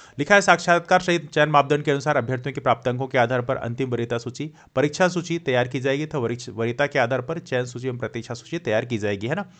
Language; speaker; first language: Hindi; native; Hindi